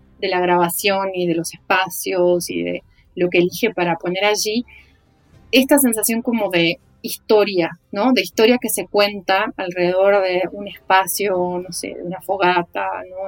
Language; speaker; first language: Spanish; native; Spanish